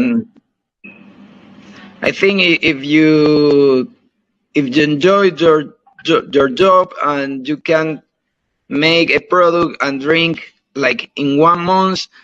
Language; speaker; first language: English; non-native, learner; Spanish